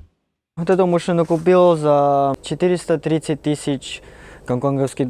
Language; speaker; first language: Russian; non-native, fluent; Cantonese